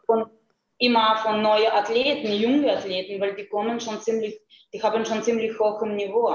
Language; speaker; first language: German; non-native, fluent; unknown